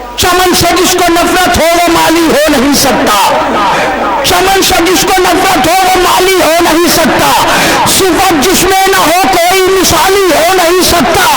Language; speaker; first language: Urdu; native; Urdu